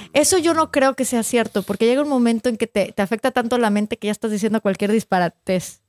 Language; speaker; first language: Spanish; native; Spanish